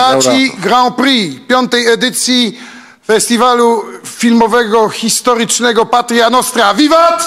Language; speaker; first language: Polish; native; Polish